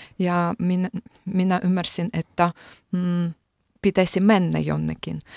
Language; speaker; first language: Finnish; non-native, learner; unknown